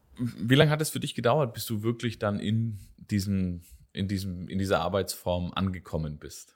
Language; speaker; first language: German; native; German